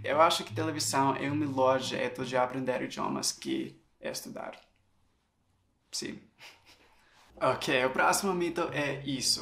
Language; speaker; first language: Portuguese; non-native, fluent; English